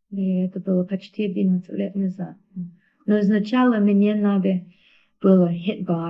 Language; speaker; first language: Russian; non-native, learner; English